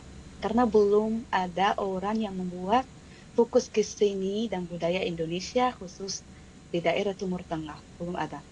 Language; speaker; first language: Indonesian; non-native, fluent; Arabic